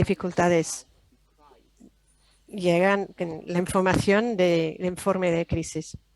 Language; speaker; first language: Spanish; non-native, fluent; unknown